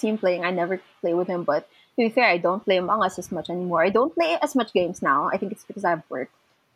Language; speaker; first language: English; non-native, local second language; Filipino